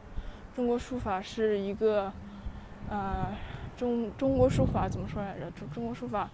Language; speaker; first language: Chinese; early bilingual, heritage; Chinese